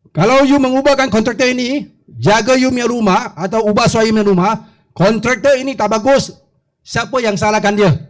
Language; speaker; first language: Malay; non-native, local second language; Chinese